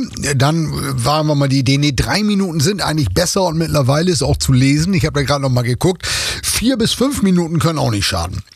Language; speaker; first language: German; native; German